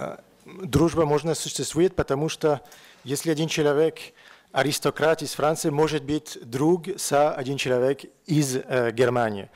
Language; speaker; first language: Russian; non-native, learner; French